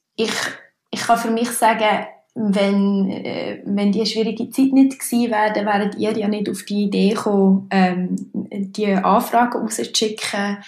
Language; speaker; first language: German; native; German